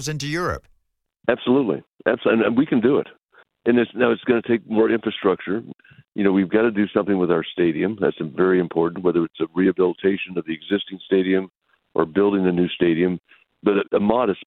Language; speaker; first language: English; native; English